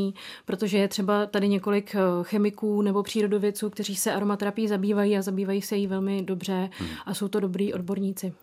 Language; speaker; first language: Czech; native; Czech